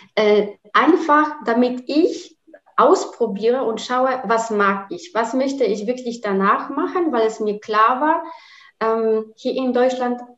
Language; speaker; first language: German; non-native, fluent; Polish